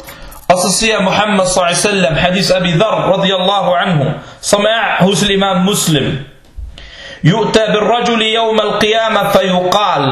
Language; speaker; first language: Danish; non-native, fluent; Arabic